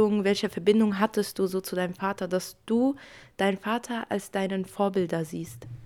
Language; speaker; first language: German; early bilingual, other home language; Kurdish